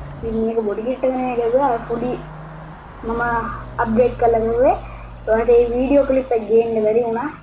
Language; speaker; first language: Sinhala; native; Sinhala